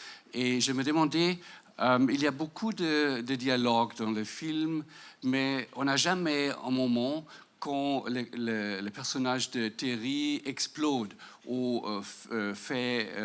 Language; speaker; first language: French; non-native, fluent; German